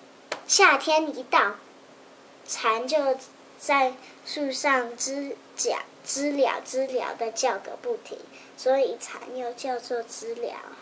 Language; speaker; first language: Chinese; native; Chinese